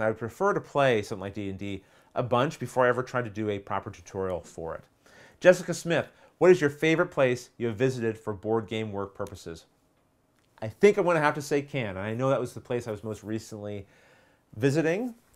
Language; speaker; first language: English; native; English